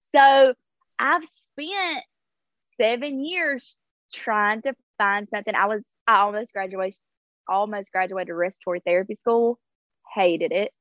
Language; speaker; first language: English; native; English